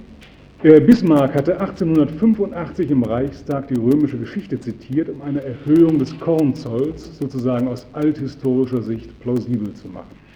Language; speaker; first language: German; native; German